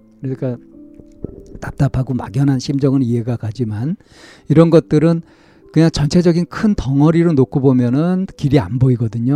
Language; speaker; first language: Korean; native; Korean